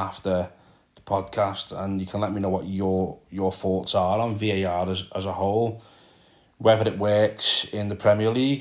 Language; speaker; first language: English; native; English